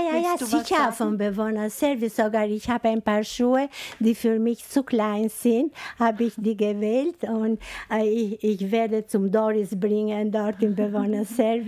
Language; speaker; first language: German; non-native, learner; Albanian